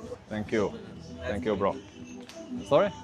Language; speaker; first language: English; non-native, learner; French